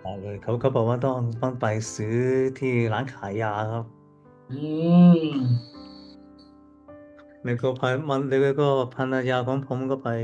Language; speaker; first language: Thai; non-native, learner; Cantonese